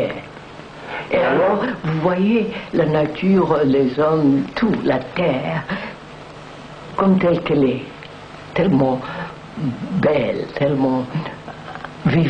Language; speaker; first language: French; non-native, fluent; Telugu